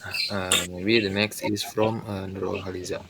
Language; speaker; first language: English; non-native, learner; Indonesian